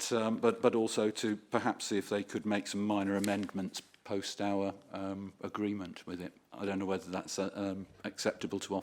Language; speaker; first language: English; native; English